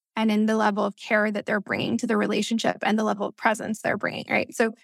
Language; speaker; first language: English; early bilingual, other home language; Spanish